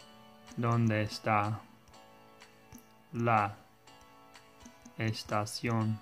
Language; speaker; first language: Spanish; non-native, learner; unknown